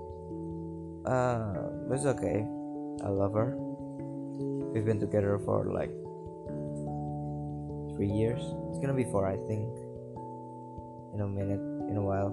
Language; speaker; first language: English; non-native, fluent; Indonesian